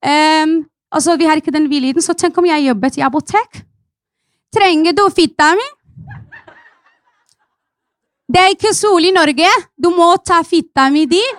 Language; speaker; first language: Norwegian; non-native, fluent; Arabic